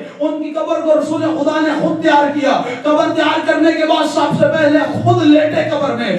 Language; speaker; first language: Urdu; native; Urdu